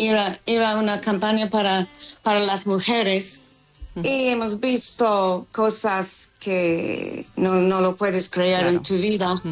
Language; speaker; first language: Spanish; non-native, fluent; English